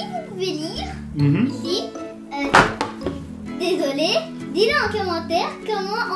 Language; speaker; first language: French; early bilingual, heritage; French